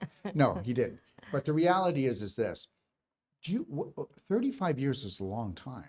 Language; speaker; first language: English; native; English